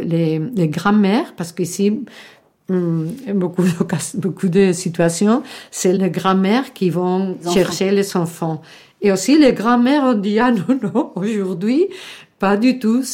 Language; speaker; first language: French; non-native, fluent; Spanish